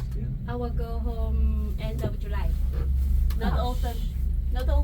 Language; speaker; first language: English; non-native, learner; Chinese